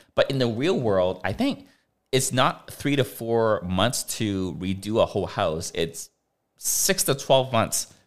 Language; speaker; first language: English; non-native, local second language; Cantonese